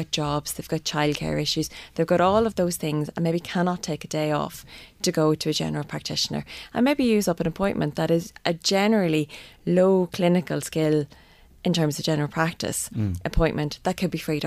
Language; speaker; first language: English; native; English